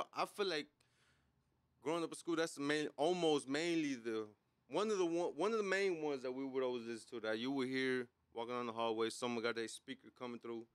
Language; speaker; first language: English; native; English